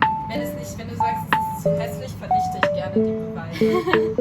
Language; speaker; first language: German; non-native, fluent; Korean